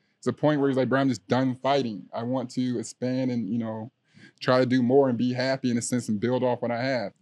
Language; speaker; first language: English; native; English